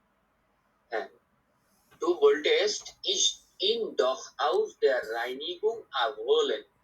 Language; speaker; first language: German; non-native, learner; Bangla